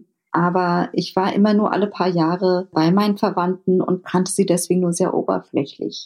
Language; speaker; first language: German; early bilingual, other home language; Vietnamese